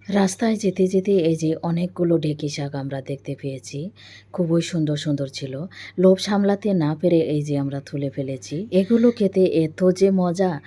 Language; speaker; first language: Bangla; non-native, local second language; Bodo